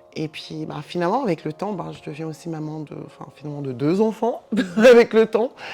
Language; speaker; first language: French; native; French